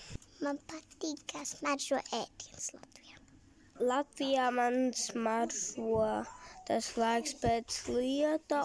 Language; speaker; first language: Latvian; early bilingual, heritage; Latvian